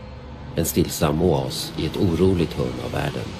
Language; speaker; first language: Swedish; native; Swedish